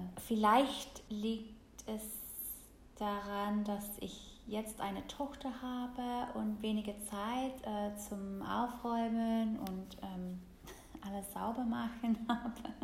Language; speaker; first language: German; non-native, fluent; English